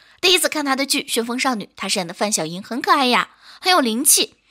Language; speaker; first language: Chinese; native; Chinese